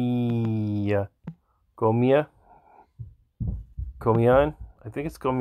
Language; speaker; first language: Spanish; non-native, learner; English